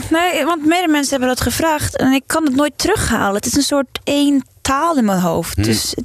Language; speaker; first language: Dutch; non-native, fluent; Norwegian